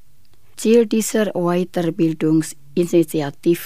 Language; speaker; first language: German; non-native, fluent; Indonesian